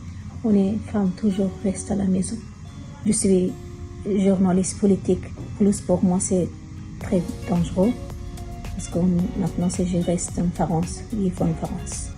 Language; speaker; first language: French; non-native, learner; Persian